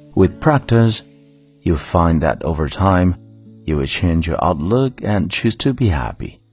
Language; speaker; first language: English; non-native, fluent; Chinese